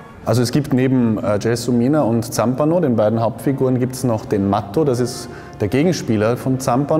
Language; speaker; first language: German; native; German